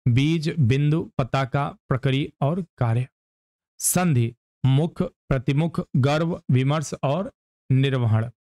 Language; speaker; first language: Hindi; native; Hindi